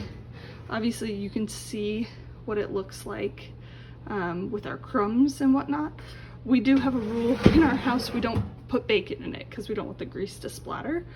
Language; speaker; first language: English; native; English